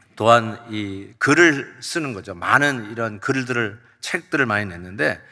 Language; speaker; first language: Korean; native; Korean